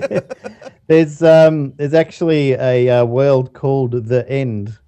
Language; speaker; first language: English; native; English